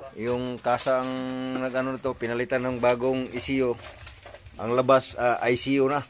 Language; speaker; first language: Filipino; non-native, local second language; Cebuano